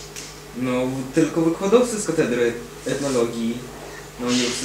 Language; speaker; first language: Polish; non-native, fluent; Russian